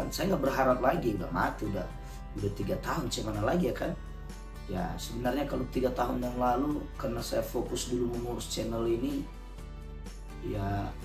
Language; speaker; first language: Indonesian; native; Indonesian